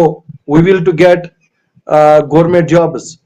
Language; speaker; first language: English; non-native, local second language; Kashmiri